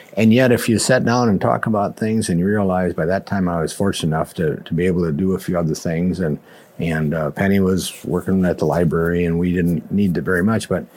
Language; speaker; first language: English; native; English